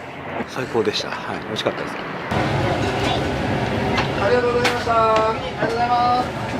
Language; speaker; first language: Japanese; native; Japanese